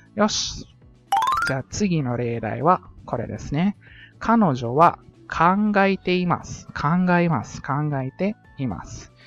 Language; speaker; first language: Japanese; non-native, fluent; Filipino